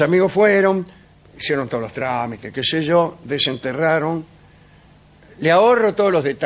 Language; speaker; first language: Spanish; native; Spanish